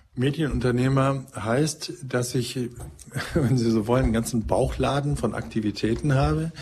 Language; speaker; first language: German; native; German